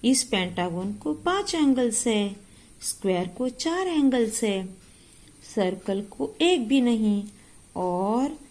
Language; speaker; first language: Hindi; non-native, local second language; Marathi